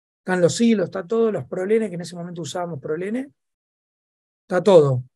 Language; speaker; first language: Spanish; native; Spanish